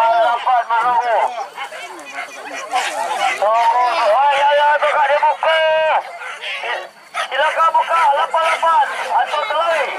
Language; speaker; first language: Indonesian; non-native, local second language; Minangkabau